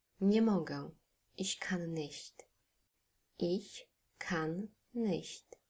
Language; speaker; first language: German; non-native, fluent; Polish